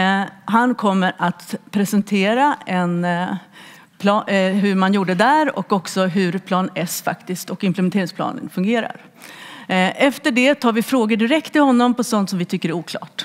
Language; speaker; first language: Swedish; native; Swedish